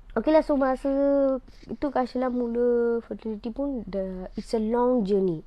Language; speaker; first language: Malay; non-native, local second language; Tamil